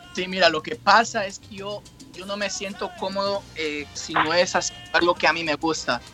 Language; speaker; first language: Spanish; native; Spanish